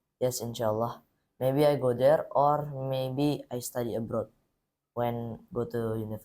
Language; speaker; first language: English; non-native, learner; Indonesian